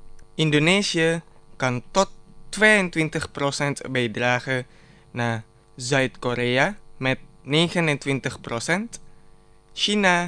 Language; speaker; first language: Dutch; non-native, fluent; Indonesian